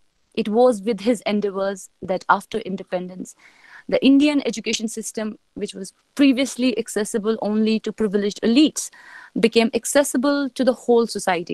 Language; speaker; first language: English; non-native, local second language; Kashmiri